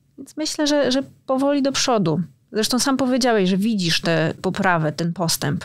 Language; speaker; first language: Polish; native; Polish